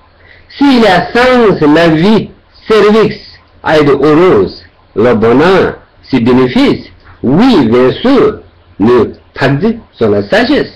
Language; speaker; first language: French; non-native, learner; Tibetan